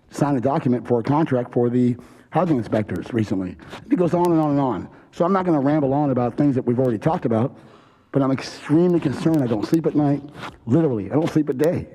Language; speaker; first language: English; native; English